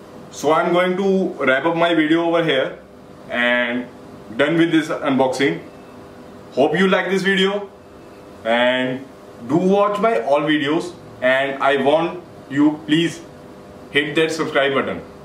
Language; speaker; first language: English; non-native, local second language; Punjabi